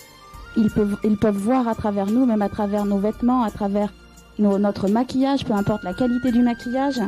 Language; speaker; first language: French; native; French